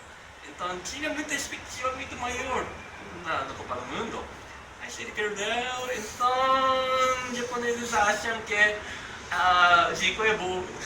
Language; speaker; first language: Portuguese; non-native, learner; Japanese